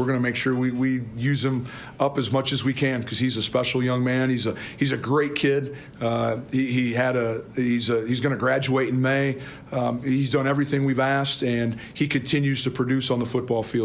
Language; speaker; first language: English; native; English